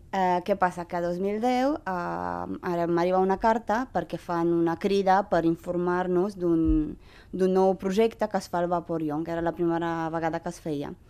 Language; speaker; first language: Catalan; non-native, fluent; Romanian